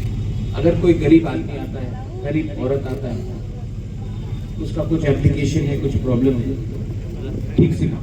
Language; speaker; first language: Hindi; non-native, local second language; Kok Borok